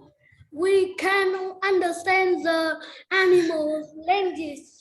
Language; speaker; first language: English; non-native, learner; Vietnamese